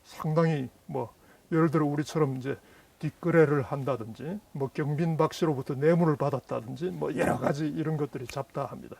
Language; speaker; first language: Korean; native; Korean